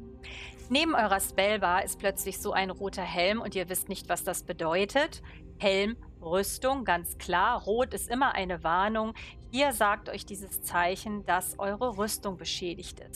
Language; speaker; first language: German; native; German